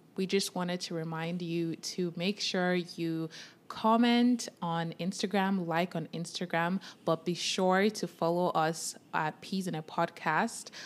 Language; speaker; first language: English; non-native, local second language; Yoruba